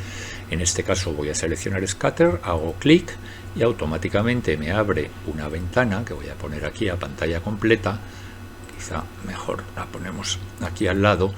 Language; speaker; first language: Spanish; native; Spanish